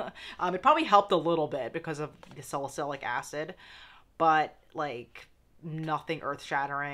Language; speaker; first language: English; native; English